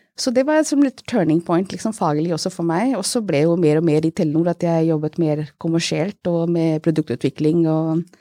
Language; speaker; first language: Norwegian; non-native, fluent; Hindi